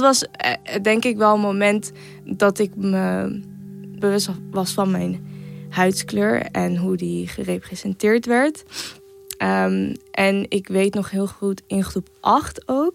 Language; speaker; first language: Dutch; native; Dutch